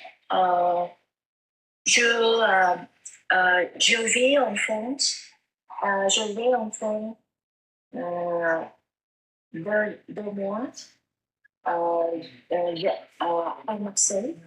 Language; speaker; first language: French; non-native, learner; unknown